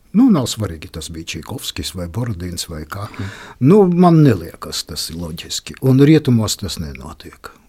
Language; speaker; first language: Latvian; non-native, local second language; Russian